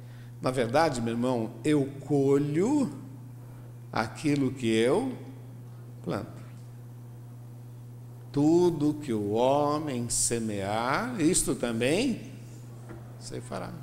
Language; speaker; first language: Portuguese; native; Portuguese